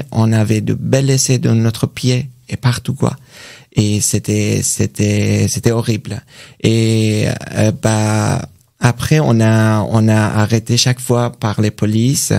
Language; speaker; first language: French; non-native, learner; Persian